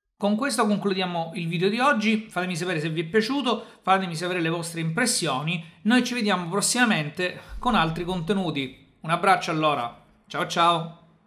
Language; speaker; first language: Italian; native; Italian